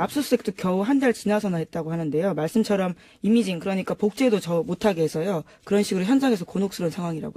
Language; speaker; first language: Korean; native; Korean